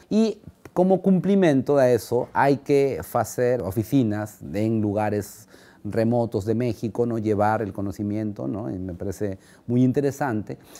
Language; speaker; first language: Spanish; native; Spanish